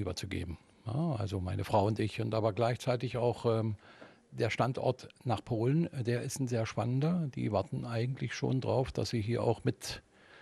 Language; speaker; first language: German; native; German